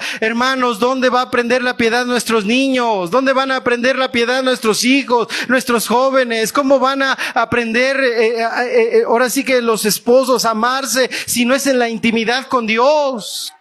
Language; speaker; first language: Spanish; native; Spanish